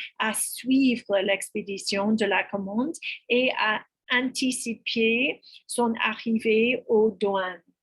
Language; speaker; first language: French; non-native, fluent; English